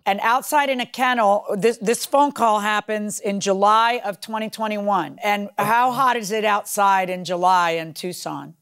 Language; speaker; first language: English; early bilingual, other home language; Spanish